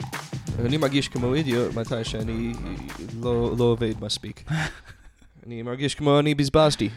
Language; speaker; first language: Hebrew; non-native, fluent; English